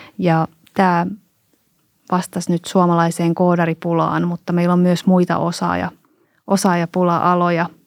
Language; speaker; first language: Finnish; native; Finnish